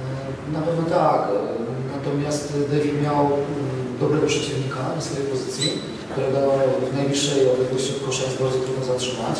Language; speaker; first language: Polish; native; Polish